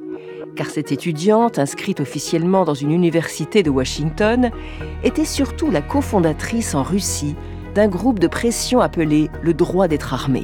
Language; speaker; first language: French; native; French